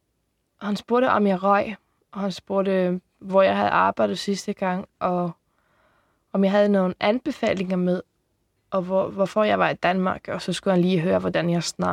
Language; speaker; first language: Danish; early bilingual, heritage; Icelandic